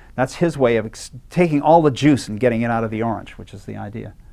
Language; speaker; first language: English; native; English